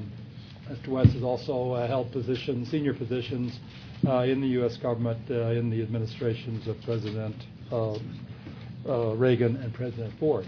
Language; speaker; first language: English; native; English